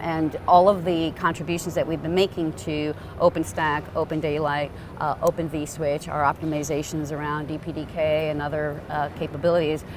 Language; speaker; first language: English; native; English